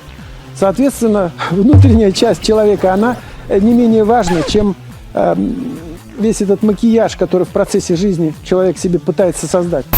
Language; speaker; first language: Russian; native; Russian